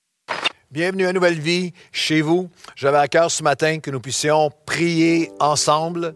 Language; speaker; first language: French; native; French